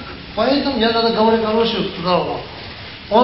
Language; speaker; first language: Russian; non-native, learner; Tibetan